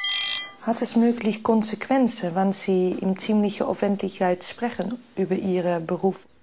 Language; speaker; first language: German; non-native, fluent; Dutch